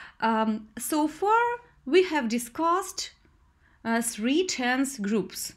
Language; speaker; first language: English; non-native, fluent; Russian